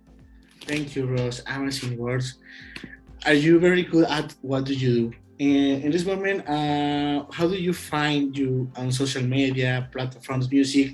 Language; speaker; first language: English; non-native, learner; Spanish